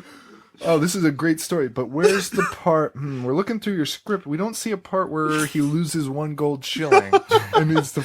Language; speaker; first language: English; native; English